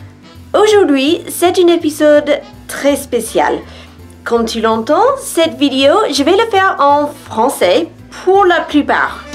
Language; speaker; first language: French; non-native, fluent; English